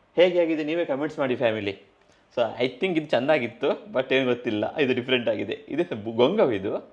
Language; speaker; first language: Kannada; non-native, local second language; Tulu